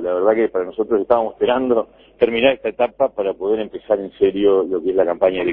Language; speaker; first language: Spanish; native; Spanish